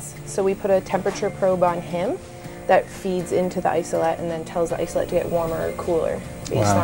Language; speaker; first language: English; native; English